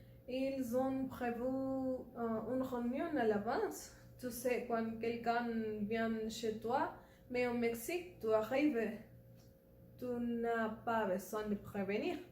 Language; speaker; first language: French; non-native, learner; Spanish